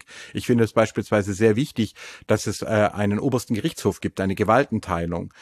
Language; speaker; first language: German; native; German